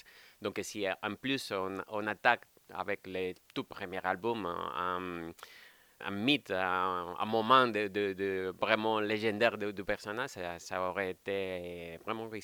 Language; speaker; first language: French; non-native, fluent; Spanish